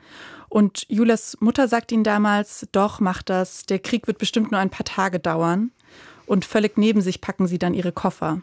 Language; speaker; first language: German; native; German